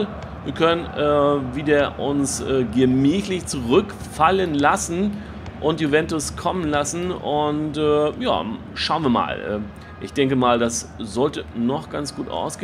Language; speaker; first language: German; native; German